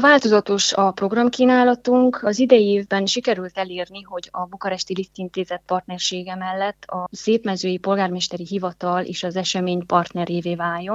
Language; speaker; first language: Hungarian; native; Hungarian